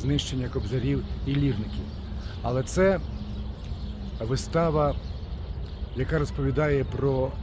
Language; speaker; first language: Ukrainian; native; Ukrainian